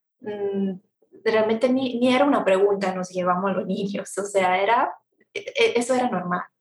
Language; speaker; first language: Spanish; non-native, fluent; Italian